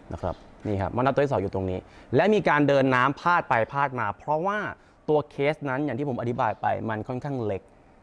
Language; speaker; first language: Thai; native; Thai